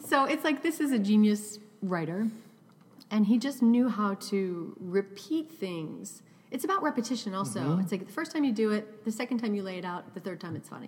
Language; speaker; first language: English; native; English